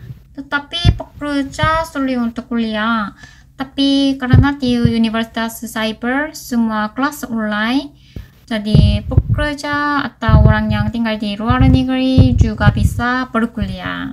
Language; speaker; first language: Indonesian; non-native, fluent; Korean